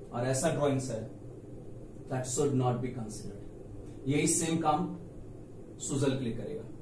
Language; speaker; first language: Hindi; native; Hindi